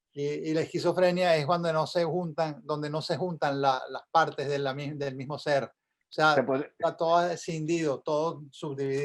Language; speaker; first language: Spanish; native; Spanish